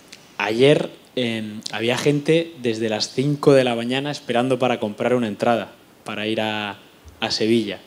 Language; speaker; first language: Spanish; native; Spanish